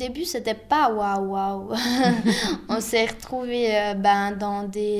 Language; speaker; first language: French; early bilingual, other home language; Bosnian